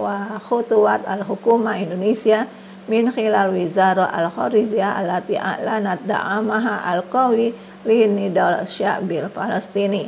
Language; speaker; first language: Arabic; non-native, fluent; Indonesian